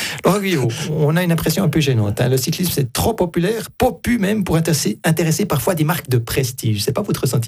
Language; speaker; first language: French; native; French